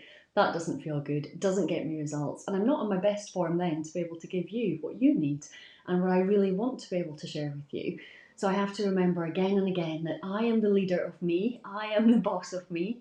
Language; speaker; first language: English; native; English